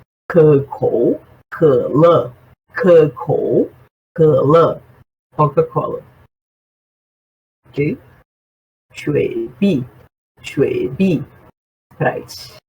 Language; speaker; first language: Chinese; non-native, fluent; Portuguese